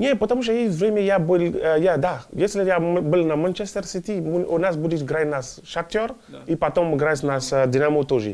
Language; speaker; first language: Russian; non-native, learner; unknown